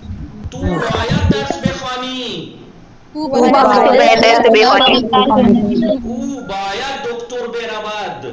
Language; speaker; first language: Persian; non-native, fluent; Urdu